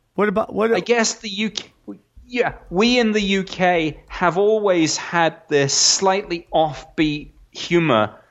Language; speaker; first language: English; native; English